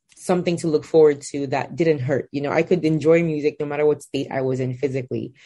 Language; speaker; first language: English; non-native, local second language; Igbo